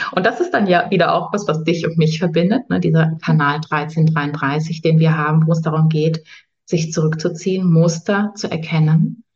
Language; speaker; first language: German; native; German